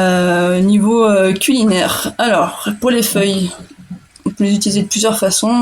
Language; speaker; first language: French; native; French